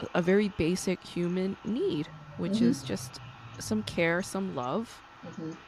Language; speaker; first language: English; non-native, fluent; Korean